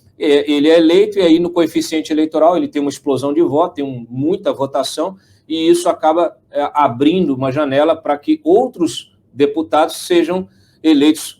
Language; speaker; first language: Portuguese; native; Portuguese